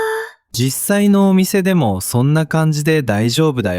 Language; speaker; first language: Japanese; native; Japanese